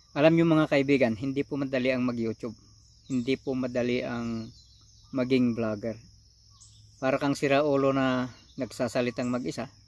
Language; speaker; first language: Filipino; non-native, local second language; Iloko